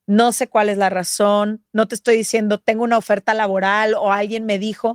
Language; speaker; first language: Spanish; native; Spanish